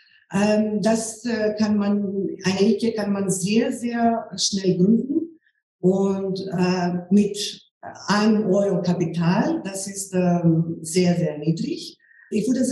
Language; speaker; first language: German; non-native, fluent; Greek